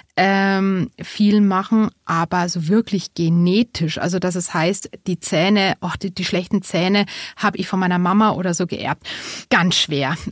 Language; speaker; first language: German; native; German